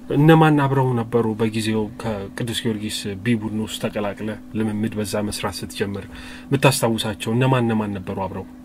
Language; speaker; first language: Amharic; native; Amharic